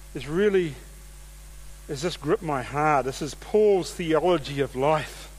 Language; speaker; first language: English; native; English